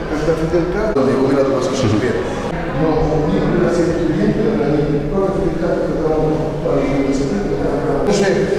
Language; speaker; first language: Russian; non-native, learner; Spanish